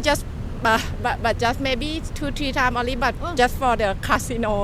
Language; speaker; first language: English; non-native, learner; Thai